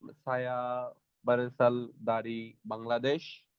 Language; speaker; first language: Indonesian; non-native, learner; Bangla